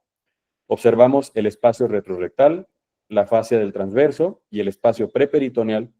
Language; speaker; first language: Spanish; native; Spanish